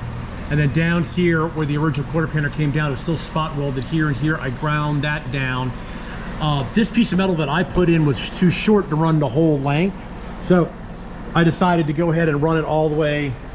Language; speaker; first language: English; native; English